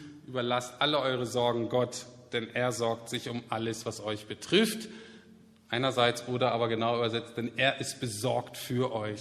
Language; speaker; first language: German; native; German